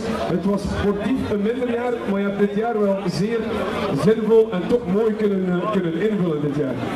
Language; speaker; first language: Dutch; native; Dutch